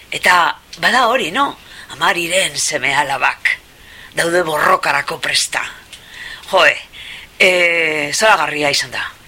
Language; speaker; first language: Basque; non-native, local second language; Spanish